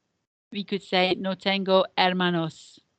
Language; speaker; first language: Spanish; non-native, fluent; English